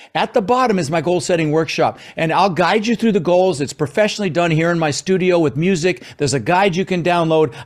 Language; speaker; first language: English; early bilingual, other home language; Dutch